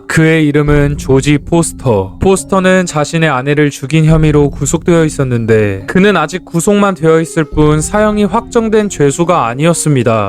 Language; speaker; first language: Korean; native; Korean